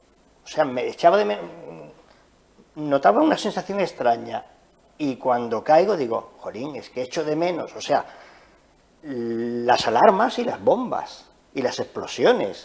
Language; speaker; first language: Spanish; native; Spanish